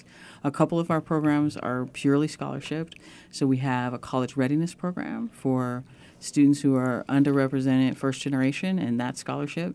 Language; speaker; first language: English; native; English